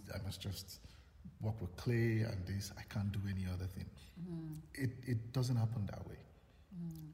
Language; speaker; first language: English; non-native, local second language; Yoruba